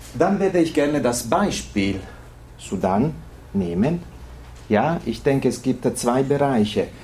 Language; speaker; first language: German; non-native, fluent; Italian